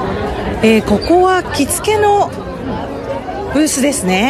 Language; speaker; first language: Japanese; native; Japanese